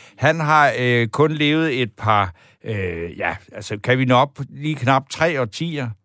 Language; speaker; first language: Danish; native; Danish